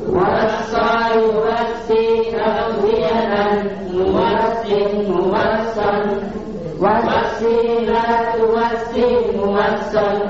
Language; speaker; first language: Arabic; non-native, learner; Indonesian